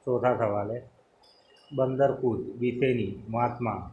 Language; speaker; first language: Hindi; non-native, local second language; Gujarati